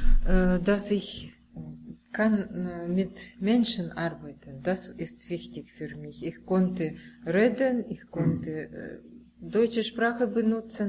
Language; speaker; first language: German; non-native, learner; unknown